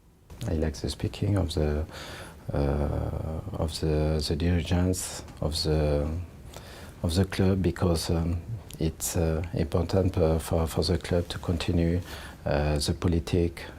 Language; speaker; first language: English; non-native, learner; French